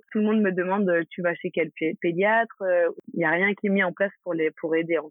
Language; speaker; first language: French; native; French